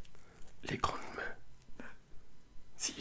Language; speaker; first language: French; non-native, learner; Russian